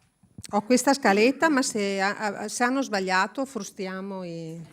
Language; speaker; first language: Italian; native; Italian